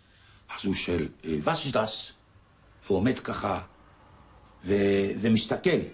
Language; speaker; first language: Hebrew; non-native, fluent; Polish